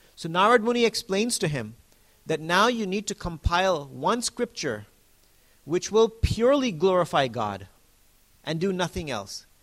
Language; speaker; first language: English; native; English